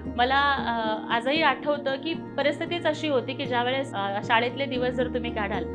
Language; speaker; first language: Marathi; non-native, local second language; Telugu